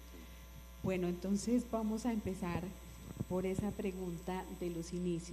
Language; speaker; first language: Spanish; native; Spanish